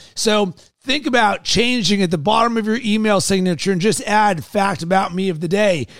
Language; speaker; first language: English; native; English